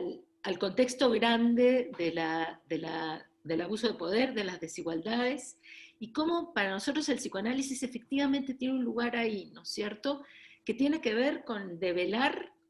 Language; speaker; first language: Spanish; native; Spanish